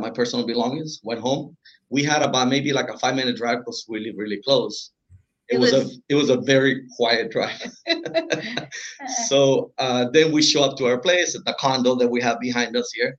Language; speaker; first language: English; non-native, fluent; Spanish